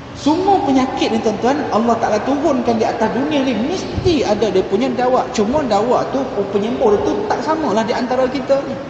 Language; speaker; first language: Malay; native; Malay